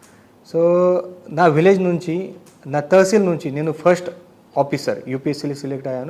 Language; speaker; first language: Telugu; non-native, local second language; Marathi